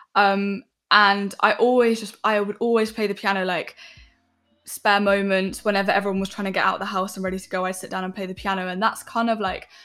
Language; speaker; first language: English; native; English